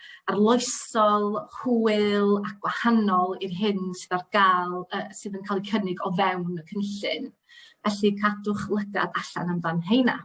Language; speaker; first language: Welsh; native; Welsh